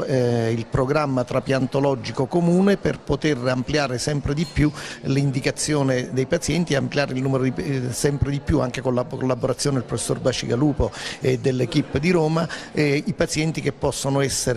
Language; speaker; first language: Italian; native; Italian